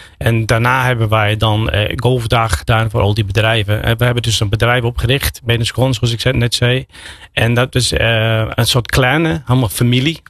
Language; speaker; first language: Dutch; non-native, fluent; English